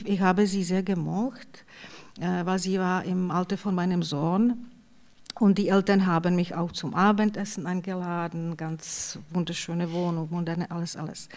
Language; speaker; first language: German; non-native, fluent; Czech